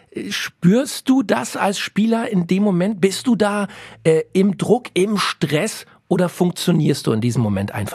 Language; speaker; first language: German; native; German